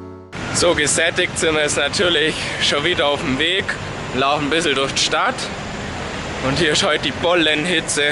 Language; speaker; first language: German; native; German